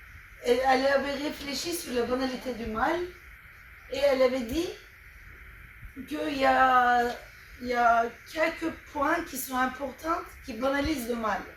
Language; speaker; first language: French; non-native, fluent; Turkish